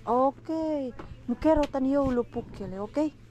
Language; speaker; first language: Finnish; non-native, learner; Filipino